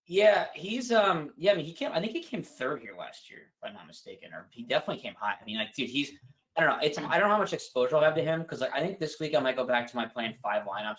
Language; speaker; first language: English; native; English